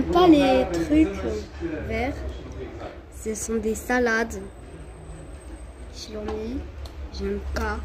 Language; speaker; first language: French; early bilingual, other home language; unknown